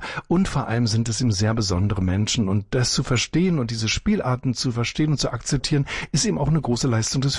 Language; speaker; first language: German; native; German